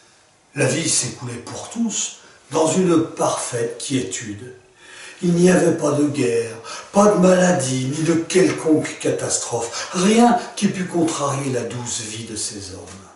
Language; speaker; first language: French; native; French